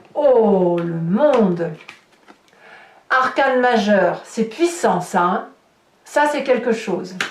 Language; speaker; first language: French; native; French